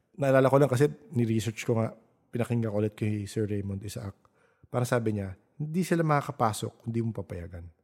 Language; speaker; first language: Filipino; native; Filipino